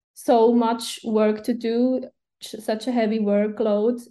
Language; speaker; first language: English; non-native, fluent; Swiss German